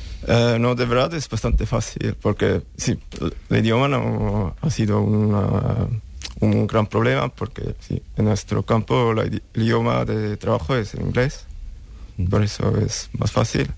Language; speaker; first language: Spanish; non-native, fluent; German